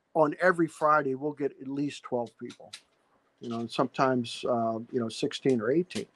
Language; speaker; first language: English; native; English